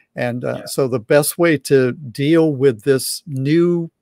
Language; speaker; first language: English; native; English